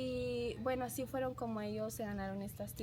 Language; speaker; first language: Spanish; native; Spanish